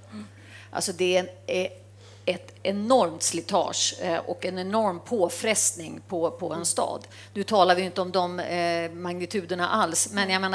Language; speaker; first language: Swedish; native; Swedish